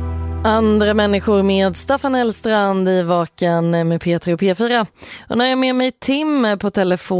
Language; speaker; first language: Swedish; native; Swedish